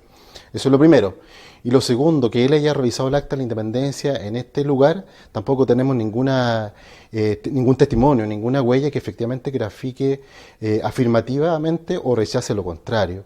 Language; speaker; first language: Spanish; native; Spanish